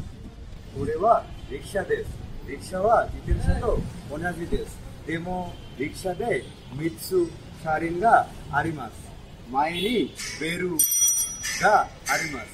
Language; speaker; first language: Japanese; non-native, learner; Bangla